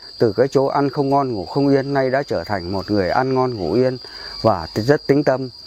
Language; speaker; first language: Vietnamese; non-native, local second language; Tày